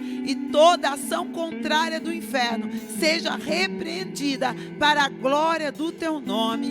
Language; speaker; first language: Portuguese; native; Portuguese